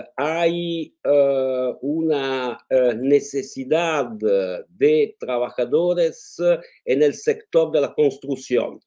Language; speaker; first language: Spanish; non-native, fluent; Italian